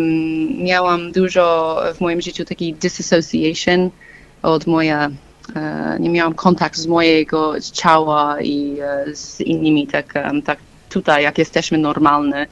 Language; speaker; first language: Polish; non-native, learner; English